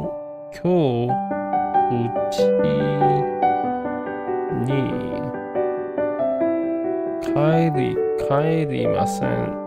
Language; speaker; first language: Japanese; non-native, learner; English